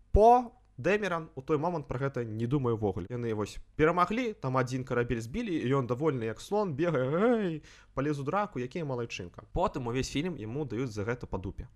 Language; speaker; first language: Belarusian; non-native, local second language; Russian